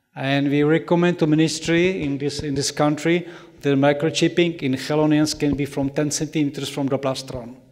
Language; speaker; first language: English; non-native, fluent; Czech